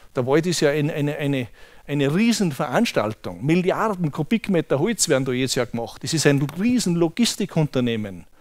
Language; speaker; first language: German; native; German